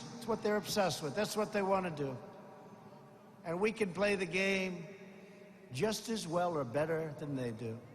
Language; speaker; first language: English; native; English